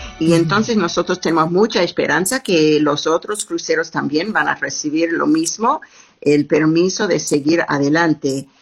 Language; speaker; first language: Spanish; non-native, learner; English